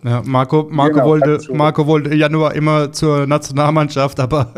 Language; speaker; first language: German; native; German